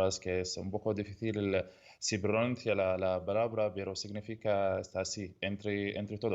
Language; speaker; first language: Spanish; non-native, learner; Arabic